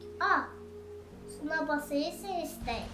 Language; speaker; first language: Turkish; early bilingual, heritage; German